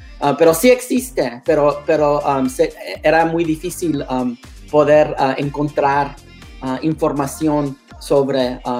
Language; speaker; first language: Spanish; non-native, learner; English